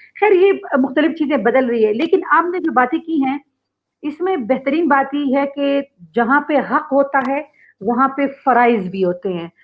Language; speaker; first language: Urdu; non-native, local second language; Pashto